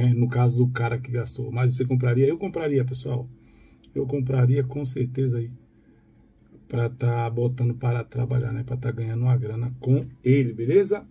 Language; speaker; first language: Portuguese; native; Portuguese